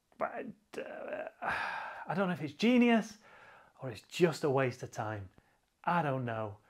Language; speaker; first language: English; native; English